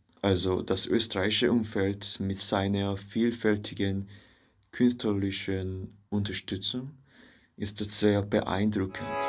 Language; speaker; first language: German; non-native, fluent; Korean